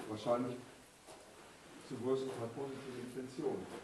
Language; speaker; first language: German; native; German